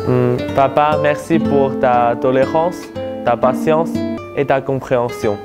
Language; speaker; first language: French; early bilingual, heritage; French